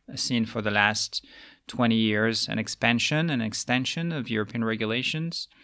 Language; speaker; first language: English; non-native, fluent; French